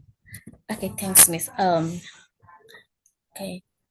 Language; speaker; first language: English; non-native, learner; Indonesian